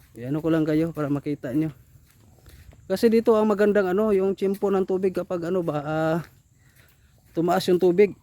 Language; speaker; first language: Filipino; non-native, local second language; Cebuano